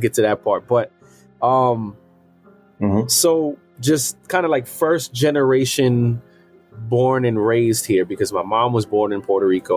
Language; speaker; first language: English; early bilingual, other home language; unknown